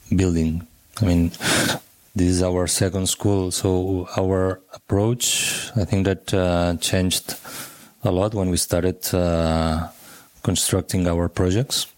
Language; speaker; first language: English; non-native, fluent; Catalan